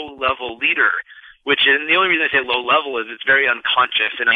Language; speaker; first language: English; native; English